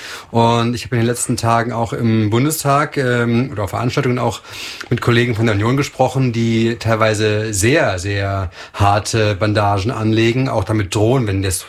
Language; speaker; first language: German; native; German